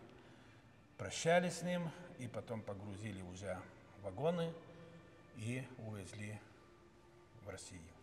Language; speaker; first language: Russian; non-native, local second language; Lithuanian